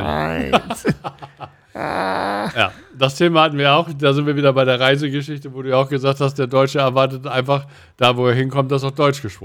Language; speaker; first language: German; native; German